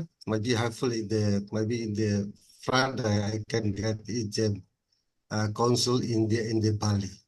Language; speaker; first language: English; non-native, learner; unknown